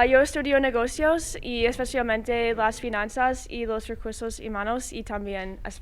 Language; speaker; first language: Spanish; non-native, fluent; English